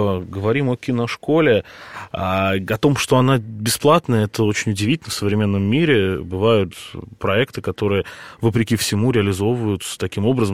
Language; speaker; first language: Russian; native; Russian